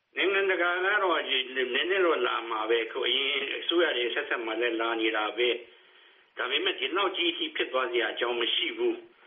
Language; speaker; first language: Burmese; native; Burmese